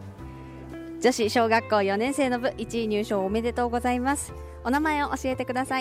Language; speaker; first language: Japanese; native; Japanese